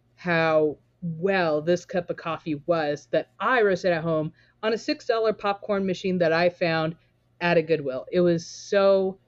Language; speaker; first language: English; native; English